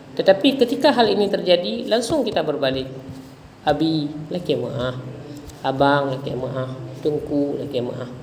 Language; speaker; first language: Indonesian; non-native, local second language; Achinese